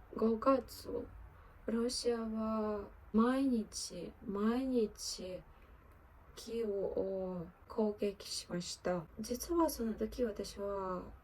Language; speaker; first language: Japanese; non-native, learner; Ukrainian